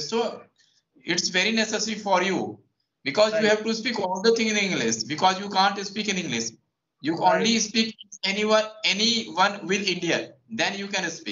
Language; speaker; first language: English; non-native, local second language; Hindi